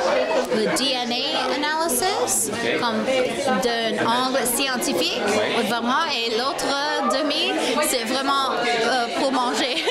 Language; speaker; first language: French; non-native, local second language; English